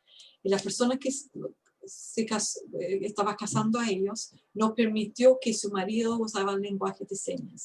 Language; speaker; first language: Spanish; non-native, fluent; English